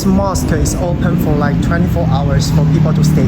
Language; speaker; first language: English; non-native, fluent; Chinese